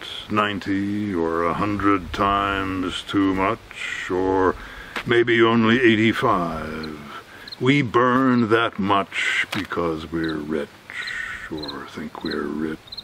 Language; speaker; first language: English; native; English